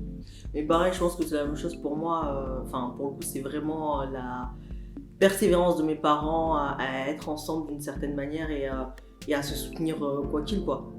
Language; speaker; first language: French; native; French